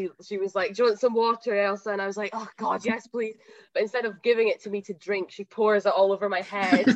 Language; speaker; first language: English; native; English